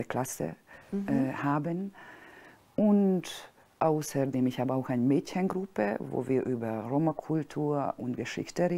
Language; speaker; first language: German; non-native, fluent; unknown